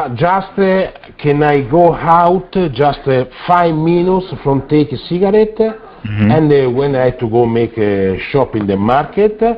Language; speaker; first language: English; non-native, learner; Italian